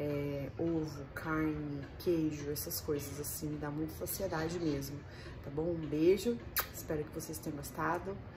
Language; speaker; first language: Portuguese; native; Portuguese